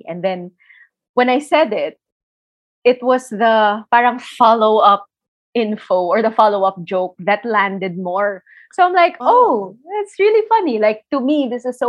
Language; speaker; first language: English; non-native, local second language; Filipino